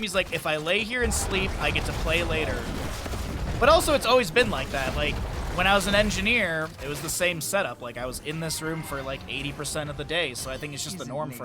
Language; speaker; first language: English; native; English